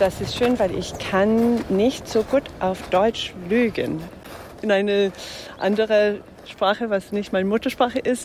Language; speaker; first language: German; non-native, fluent; English